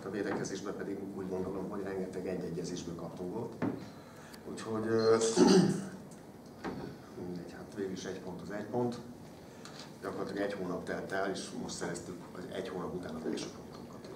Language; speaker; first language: Hungarian; native; Hungarian